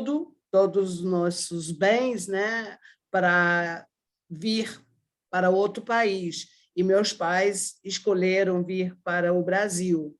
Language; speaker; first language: Portuguese; early bilingual, other home language; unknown